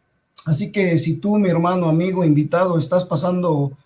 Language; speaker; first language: Spanish; native; Spanish